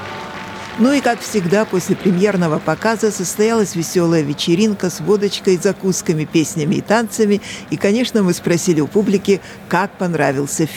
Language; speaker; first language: Russian; native; Russian